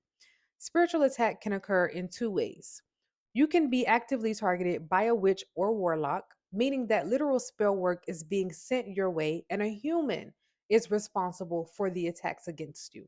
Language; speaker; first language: English; native; English